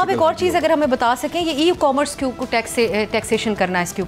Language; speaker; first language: Urdu; native; Urdu